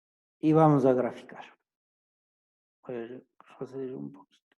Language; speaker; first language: Spanish; native; Spanish